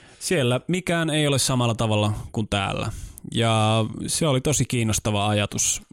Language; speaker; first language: Finnish; native; Finnish